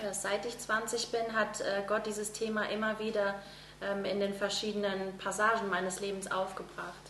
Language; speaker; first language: German; native; German